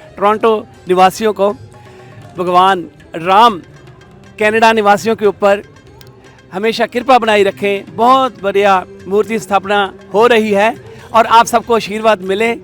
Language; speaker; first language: Hindi; native; Hindi